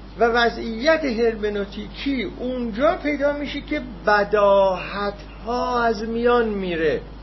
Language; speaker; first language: Persian; non-native, local second language; Azerbaijani